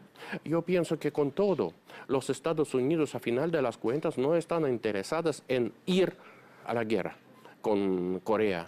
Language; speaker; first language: Spanish; non-native, fluent; Russian